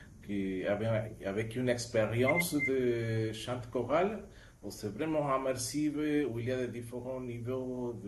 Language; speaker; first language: French; non-native, fluent; Spanish